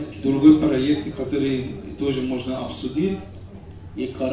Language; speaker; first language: Russian; non-native, learner; Persian